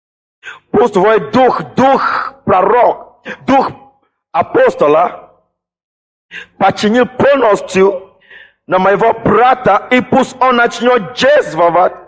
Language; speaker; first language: Russian; non-native, fluent; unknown